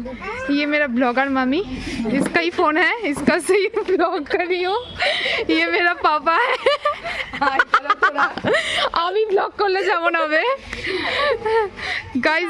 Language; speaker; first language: Hindi; non-native, local second language; Bangla